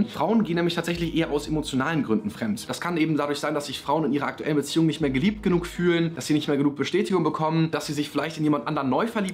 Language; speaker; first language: German; native; German